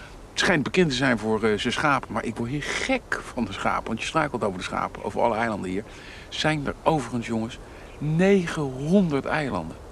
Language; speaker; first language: Dutch; native; Dutch